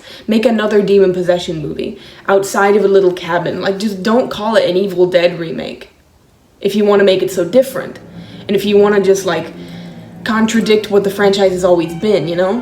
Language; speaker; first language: English; native; English